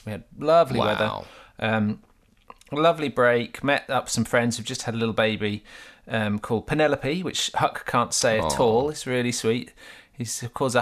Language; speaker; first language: English; native; English